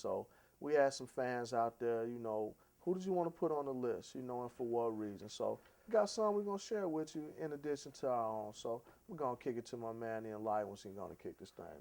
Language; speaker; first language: English; native; English